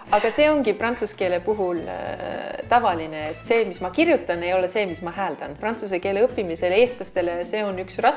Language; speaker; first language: Estonian; native; Estonian